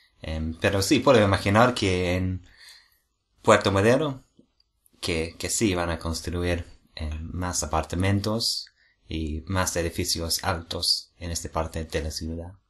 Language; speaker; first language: Spanish; non-native, fluent; English